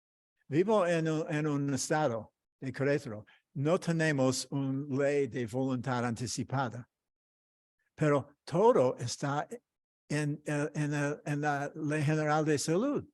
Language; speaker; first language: Spanish; non-native, fluent; English